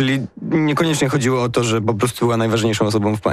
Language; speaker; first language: Polish; native; Polish